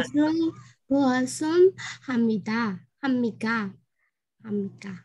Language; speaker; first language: Korean; non-native, learner; Thai